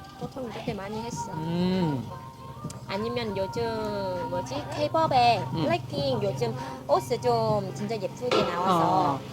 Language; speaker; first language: Korean; non-native, learner; Vietnamese